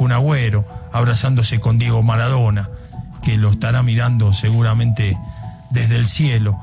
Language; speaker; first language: Spanish; native; Spanish